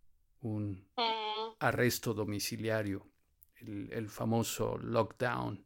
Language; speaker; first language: Spanish; native; Spanish